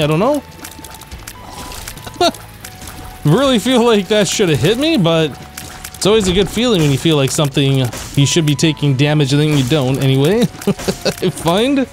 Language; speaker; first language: English; native; English